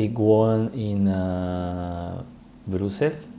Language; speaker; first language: Dutch; non-native, learner; Spanish